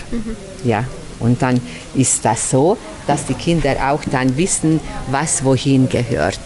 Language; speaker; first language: German; non-native, local second language; Hungarian